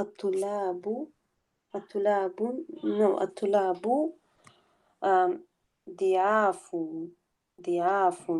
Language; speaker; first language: Arabic; non-native, learner; English